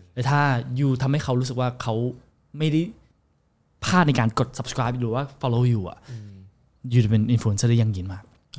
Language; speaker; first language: Thai; non-native, fluent; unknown